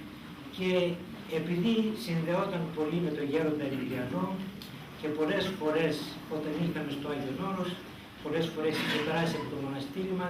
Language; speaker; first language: Greek; native; Greek